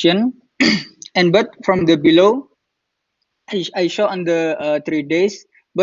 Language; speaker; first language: English; non-native, learner; Javanese